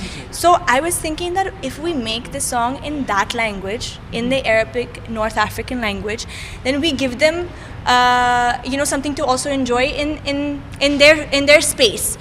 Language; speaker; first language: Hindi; non-native, fluent; English